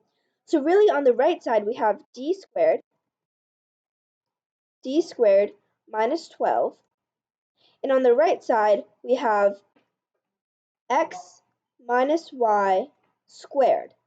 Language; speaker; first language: English; native; English